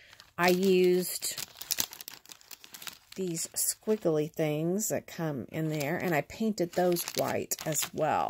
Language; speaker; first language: English; native; English